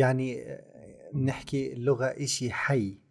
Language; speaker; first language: Arabic; non-native, learner; Malay